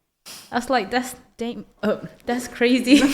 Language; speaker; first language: English; non-native, learner; Chinese